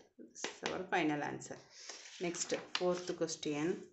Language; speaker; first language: English; non-native, local second language; Tamil